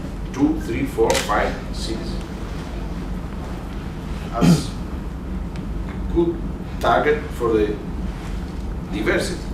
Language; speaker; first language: English; non-native, learner; Italian